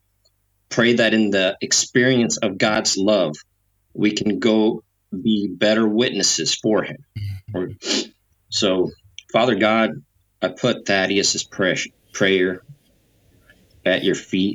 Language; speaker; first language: English; native; English